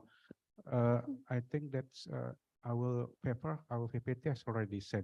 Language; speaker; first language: English; non-native, learner; Indonesian